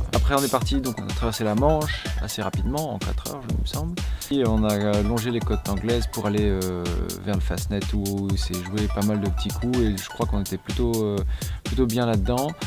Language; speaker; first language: French; native; French